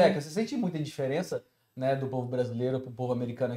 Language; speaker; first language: Portuguese; native; Portuguese